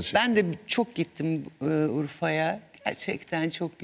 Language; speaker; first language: Turkish; native; Turkish